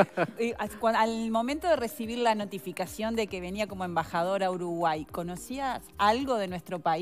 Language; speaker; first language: Spanish; native; Spanish